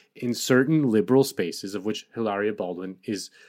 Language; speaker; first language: English; early bilingual, other home language; Spanish